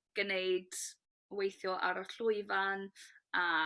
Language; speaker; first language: Welsh; non-native, local second language; English